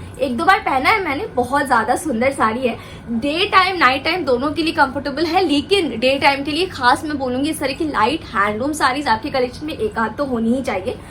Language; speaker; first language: Hindi; non-native, local second language; Bangla